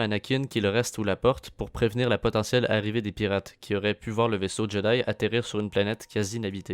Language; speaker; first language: French; native; French